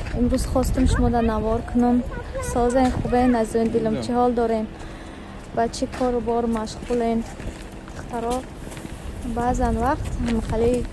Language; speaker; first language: Tajik; native; Tajik